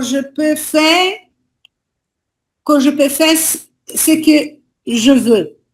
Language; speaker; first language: French; non-native, learner; Portuguese